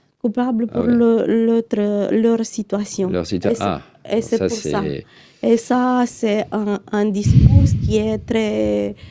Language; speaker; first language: French; non-native, fluent; Romanian